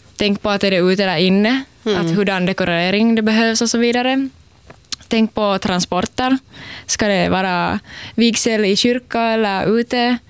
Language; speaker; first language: Swedish; native; Swedish